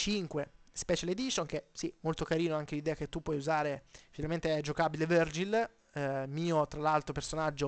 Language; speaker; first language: Italian; native; Italian